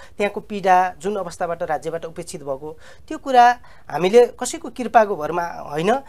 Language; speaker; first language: Nepali; native; Nepali